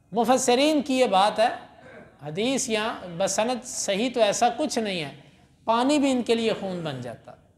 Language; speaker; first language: Urdu; non-native, local second language; Punjabi